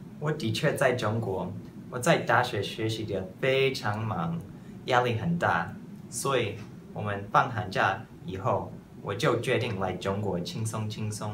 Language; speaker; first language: Chinese; non-native, learner; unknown